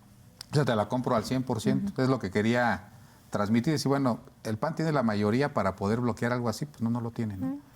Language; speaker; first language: Spanish; native; Spanish